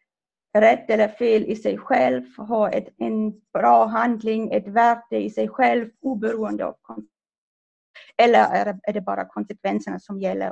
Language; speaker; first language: Swedish; non-native, fluent; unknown